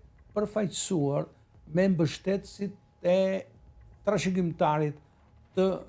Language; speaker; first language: Albanian; native; Albanian